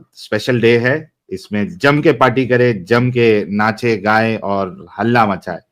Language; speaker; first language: Hindi; native; Hindi